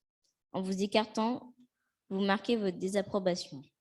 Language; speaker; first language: French; native; French